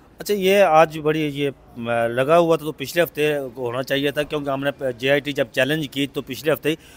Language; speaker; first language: Urdu; native; Urdu